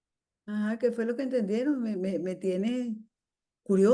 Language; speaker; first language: Spanish; native; Spanish